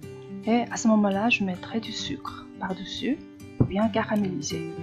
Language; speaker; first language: French; non-native, fluent; Korean